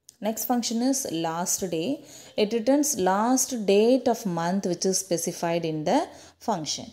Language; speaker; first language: English; non-native, local second language; Tamil